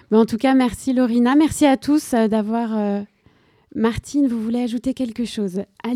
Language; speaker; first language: French; native; French